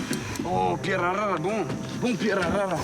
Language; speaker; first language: Portuguese; non-native, learner; French